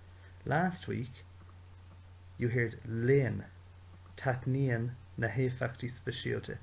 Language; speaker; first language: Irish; non-native, local second language; English